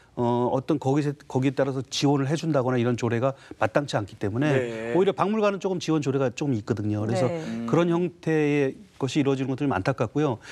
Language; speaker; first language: Korean; native; Korean